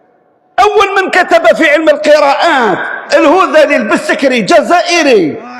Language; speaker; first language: Arabic; native; Arabic